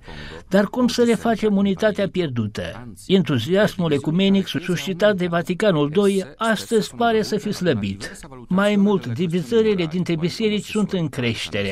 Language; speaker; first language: Romanian; native; Romanian